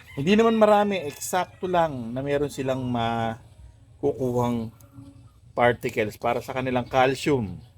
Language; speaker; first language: Filipino; native; Filipino